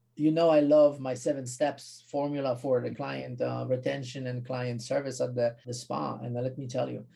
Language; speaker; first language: English; non-native, fluent; Polish